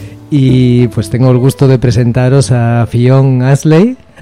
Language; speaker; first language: Spanish; native; Spanish